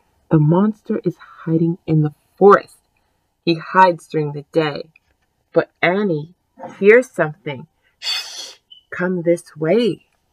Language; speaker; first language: English; early bilingual, other home language; French